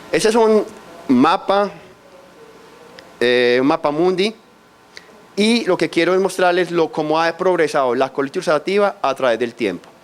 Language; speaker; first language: Spanish; native; Spanish